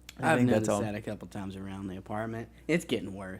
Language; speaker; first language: English; native; English